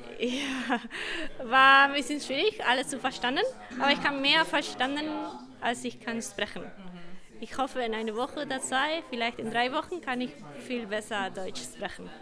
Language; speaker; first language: German; non-native, learner; Spanish